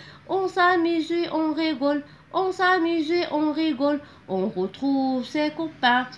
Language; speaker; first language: French; non-native, local second language; Arabic